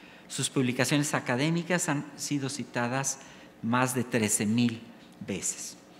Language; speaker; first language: Spanish; native; Spanish